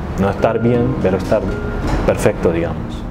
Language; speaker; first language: Spanish; non-native, fluent; Arabic